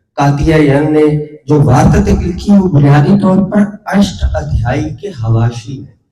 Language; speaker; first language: Urdu; non-native, local second language; Punjabi